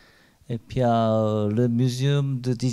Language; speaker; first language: French; non-native, learner; Korean